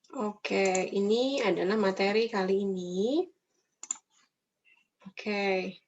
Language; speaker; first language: Indonesian; native; Indonesian